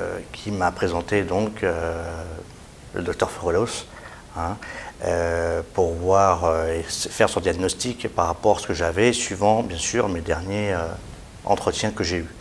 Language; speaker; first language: French; native; French